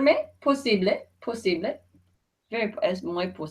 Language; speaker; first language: Spanish; non-native, fluent; English